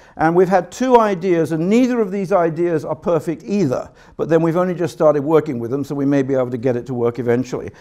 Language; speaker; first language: English; native; English